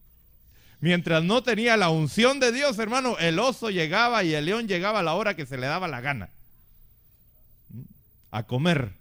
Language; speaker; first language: Spanish; native; Spanish